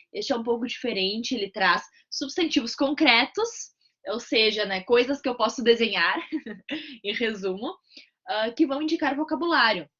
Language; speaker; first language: Portuguese; native; Portuguese